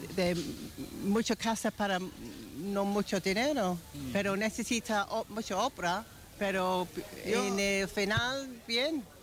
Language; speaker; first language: Spanish; non-native, learner; English